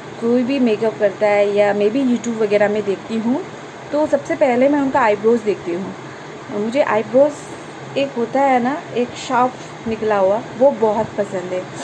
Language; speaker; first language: Hindi; non-native, local second language; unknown